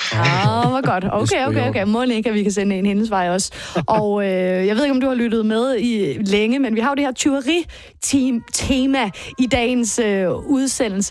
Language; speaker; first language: Danish; native; Danish